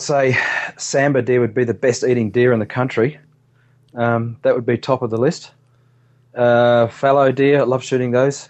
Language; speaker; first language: English; native; English